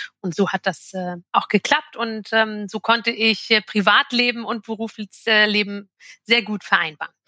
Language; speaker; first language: German; early bilingual, other home language; Turkish